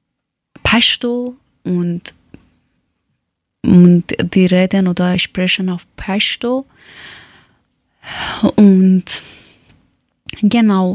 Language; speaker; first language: German; non-native, learner; Persian